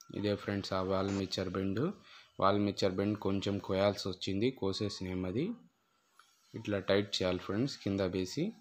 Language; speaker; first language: Telugu; non-native, local second language; Urdu